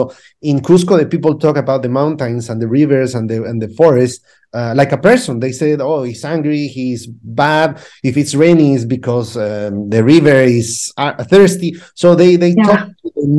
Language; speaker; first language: English; non-native, fluent; Spanish